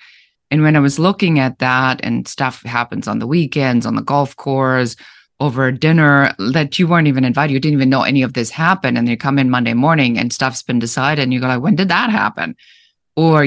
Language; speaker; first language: English; non-native, fluent; German